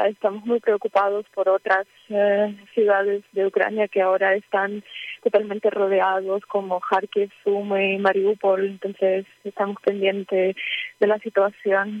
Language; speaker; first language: Spanish; early bilingual, heritage; Ukrainian